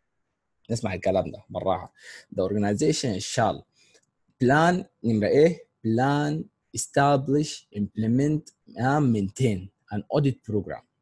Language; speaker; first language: Arabic; native; Arabic